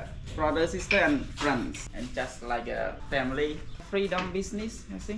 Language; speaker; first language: English; non-native, learner; Khmer